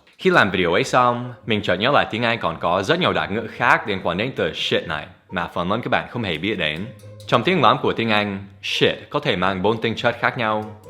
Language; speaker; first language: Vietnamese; non-native, fluent; English